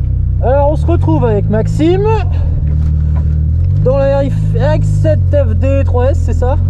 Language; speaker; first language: French; native; French